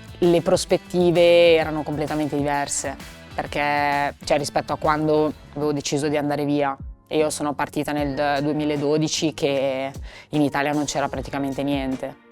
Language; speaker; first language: Italian; native; Italian